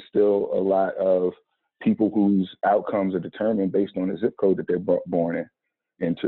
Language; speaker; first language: English; native; English